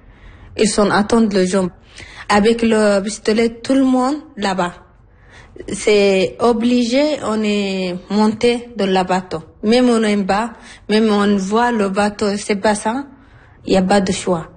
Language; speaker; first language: French; non-native, learner; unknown